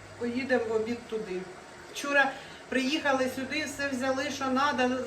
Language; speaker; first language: Ukrainian; native; Ukrainian